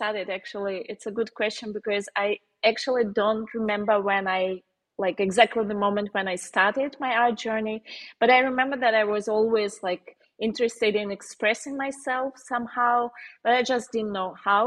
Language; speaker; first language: English; non-native, fluent; Russian